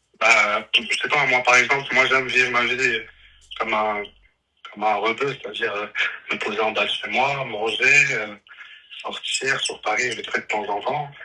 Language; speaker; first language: French; early bilingual, other home language; Arabic